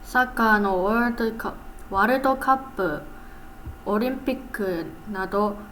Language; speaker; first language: Japanese; non-native, learner; English